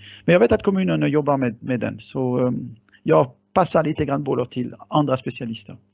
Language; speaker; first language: Swedish; non-native, fluent; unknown